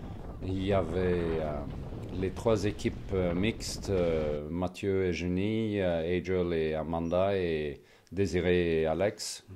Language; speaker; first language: French; non-native, fluent; Swedish